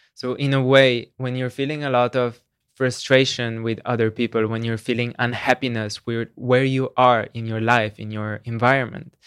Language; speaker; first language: English; non-native, fluent; Slovenian